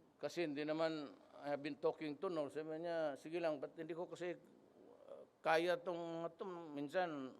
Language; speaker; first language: Filipino; non-native, local second language; Cebuano